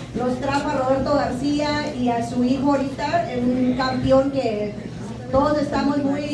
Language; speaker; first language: Spanish; early bilingual, other home language; English